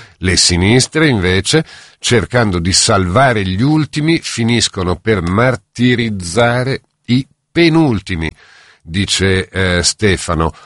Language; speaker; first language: Italian; native; Italian